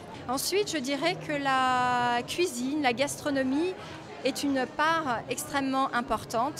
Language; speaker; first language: French; native; French